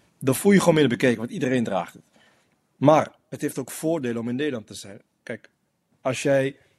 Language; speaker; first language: Dutch; early bilingual, other home language; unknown